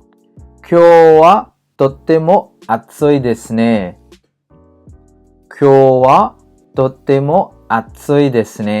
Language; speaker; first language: Japanese; non-native, fluent; Khmer